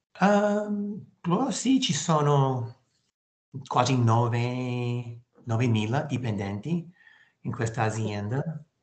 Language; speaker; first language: Italian; non-native, learner; English